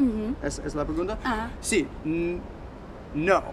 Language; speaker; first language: Spanish; non-native, learner; English